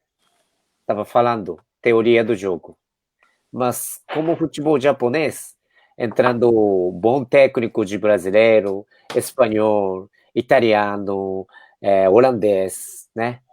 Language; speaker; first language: Portuguese; non-native, fluent; Japanese